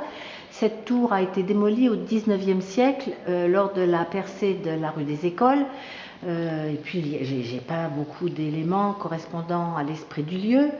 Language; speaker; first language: French; native; French